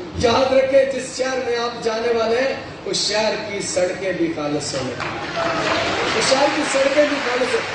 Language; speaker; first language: Urdu; non-native, local second language; Punjabi